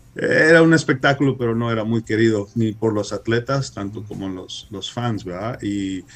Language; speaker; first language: Spanish; early bilingual, heritage; Spanish